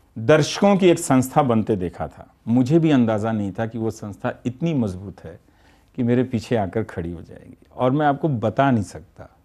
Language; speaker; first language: Hindi; native; Hindi